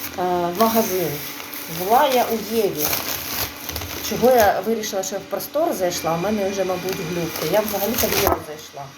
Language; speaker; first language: Ukrainian; non-native, local second language; Russian